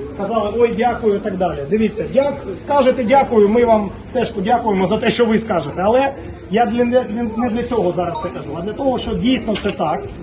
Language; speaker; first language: Ukrainian; non-native, local second language; Russian